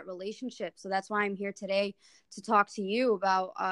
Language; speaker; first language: English; early bilingual, other home language; Arabic